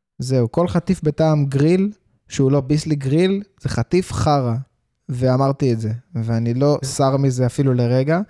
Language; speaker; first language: Hebrew; early bilingual, heritage; Hebrew